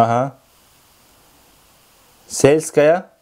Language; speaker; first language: Russian; non-native, local second language; Kyrgyz